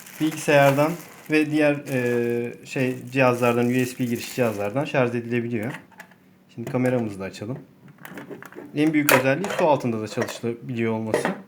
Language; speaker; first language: Turkish; native; Turkish